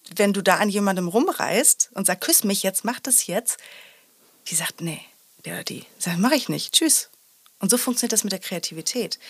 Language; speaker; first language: German; native; German